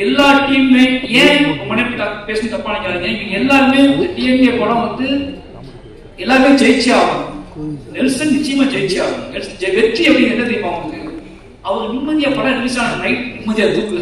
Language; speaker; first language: Tamil; native; Tamil